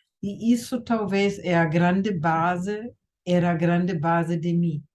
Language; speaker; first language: Portuguese; non-native, fluent; German